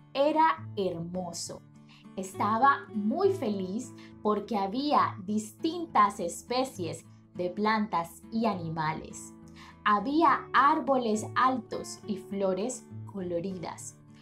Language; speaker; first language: Spanish; native; Spanish